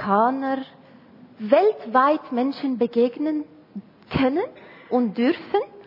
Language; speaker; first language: German; non-native, fluent; Arabic